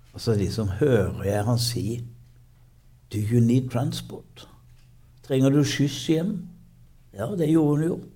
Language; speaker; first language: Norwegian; native; Norwegian